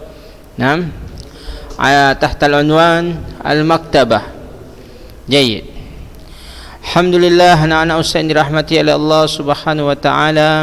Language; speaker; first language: Arabic; non-native, fluent; Indonesian